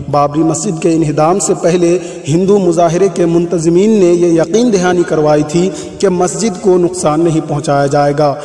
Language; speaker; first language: Urdu; native; Urdu